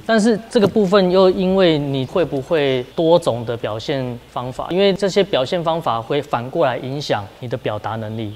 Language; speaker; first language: Chinese; native; Chinese